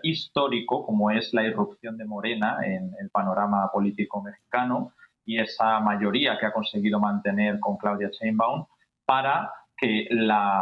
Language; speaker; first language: Spanish; native; Spanish